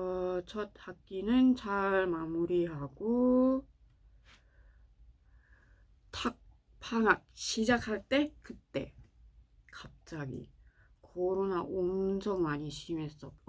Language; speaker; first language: Korean; non-native, learner; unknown